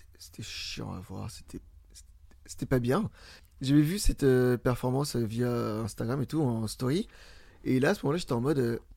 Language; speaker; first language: French; early bilingual, other home language; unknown